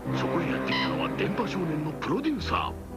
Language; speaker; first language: Japanese; native; Japanese